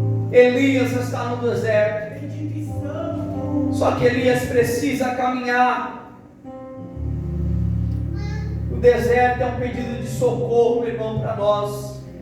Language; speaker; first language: Portuguese; native; Portuguese